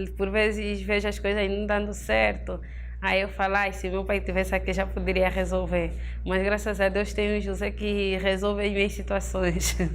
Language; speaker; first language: Portuguese; native; Portuguese